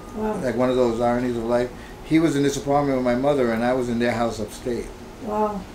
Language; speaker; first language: English; early bilingual, other home language; Spanish